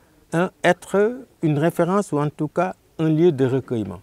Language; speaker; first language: French; non-native, local second language; Wolof